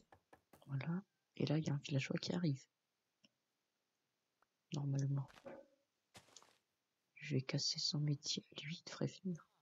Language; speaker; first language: French; native; French